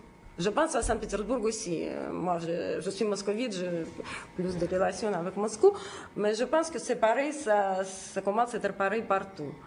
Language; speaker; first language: French; non-native, fluent; Russian